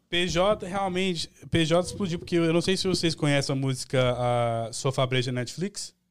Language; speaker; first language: Portuguese; early bilingual, heritage; Portuguese